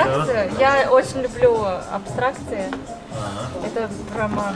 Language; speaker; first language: Russian; native; Russian